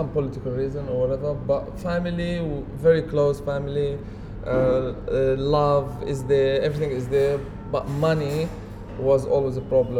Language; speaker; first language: English; non-native, fluent; Arabic